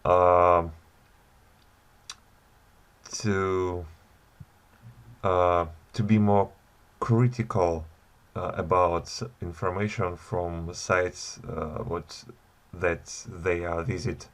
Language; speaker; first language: English; non-native, learner; Russian